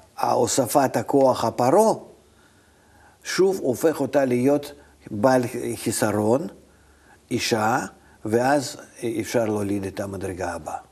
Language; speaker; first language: Hebrew; non-native, fluent; Russian